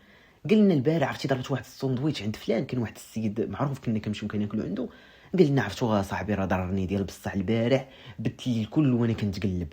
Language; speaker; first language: Arabic; native; Arabic